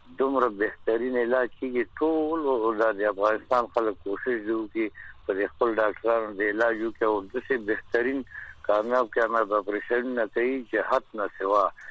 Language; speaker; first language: Pashto; native; Pashto